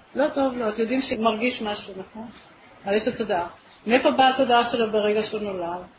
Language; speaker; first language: Hebrew; native; Hebrew